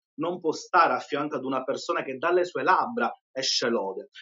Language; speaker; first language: Italian; native; Italian